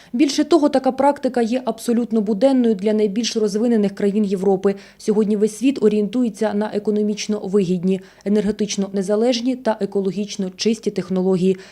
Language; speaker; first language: Ukrainian; native; Ukrainian